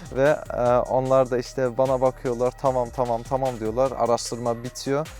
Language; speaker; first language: Turkish; early bilingual, heritage; Turkish